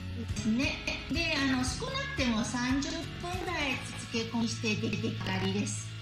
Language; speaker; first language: Japanese; non-native, fluent; Chinese